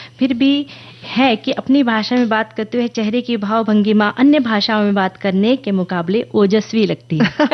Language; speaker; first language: Hindi; native; Hindi